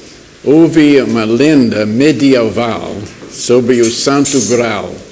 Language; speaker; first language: Portuguese; non-native, fluent; English